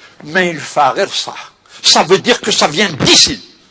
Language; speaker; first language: French; non-native, local second language; Kabyle